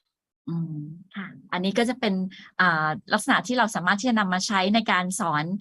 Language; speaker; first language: Thai; native; Thai